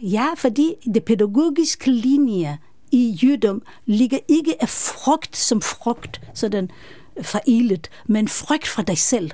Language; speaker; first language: Danish; non-native, fluent; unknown